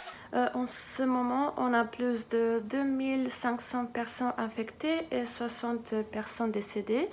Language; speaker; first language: French; non-native, fluent; Serbian